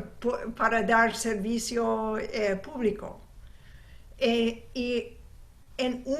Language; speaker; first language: Spanish; non-native, fluent; English